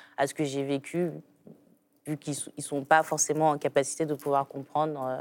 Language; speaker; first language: French; early bilingual, other home language; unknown